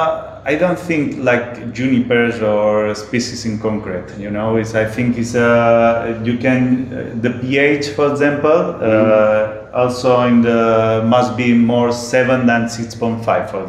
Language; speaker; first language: English; non-native, learner; Spanish